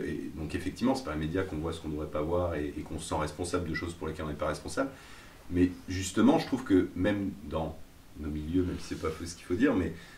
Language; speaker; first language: French; native; French